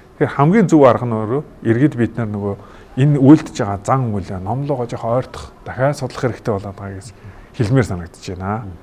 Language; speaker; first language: Mongolian; native; Mongolian